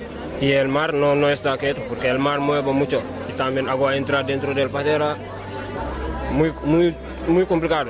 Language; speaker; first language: Spanish; non-native, learner; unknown